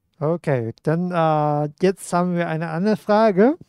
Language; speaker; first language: German; non-native, fluent; Cantonese